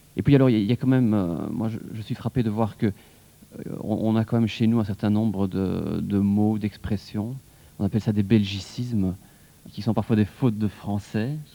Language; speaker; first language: French; native; French